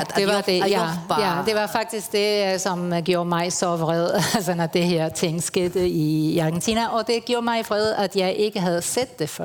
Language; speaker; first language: Danish; non-native, fluent; Spanish